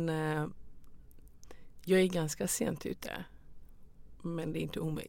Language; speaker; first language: Swedish; non-native, fluent; Persian